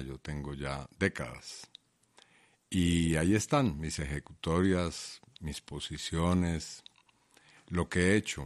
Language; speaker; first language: Spanish; native; Spanish